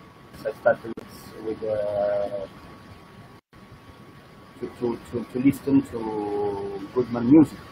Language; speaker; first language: English; non-native, learner; Italian